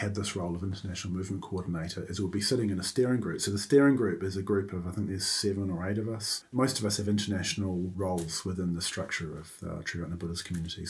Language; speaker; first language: English; native; English